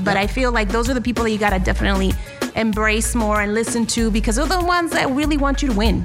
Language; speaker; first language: English; early bilingual, other home language; Spanish